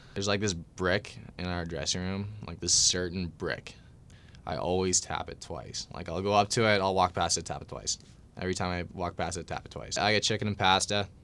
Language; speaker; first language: English; native; English